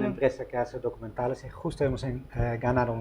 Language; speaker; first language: Spanish; non-native, fluent; Dutch